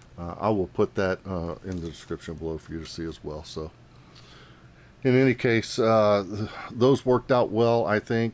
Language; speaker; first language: English; native; English